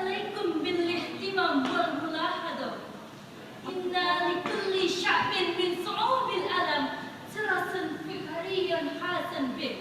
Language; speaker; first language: Arabic; non-native, learner; Indonesian